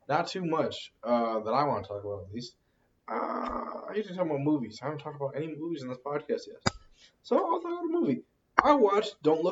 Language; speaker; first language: English; native; English